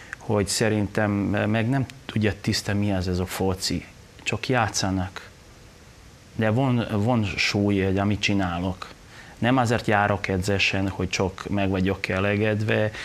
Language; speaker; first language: Hungarian; non-native, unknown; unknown